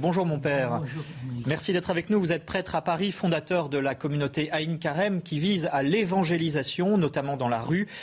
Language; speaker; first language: French; native; French